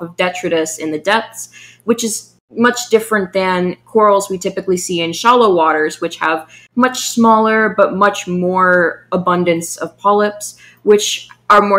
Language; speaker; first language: English; native; English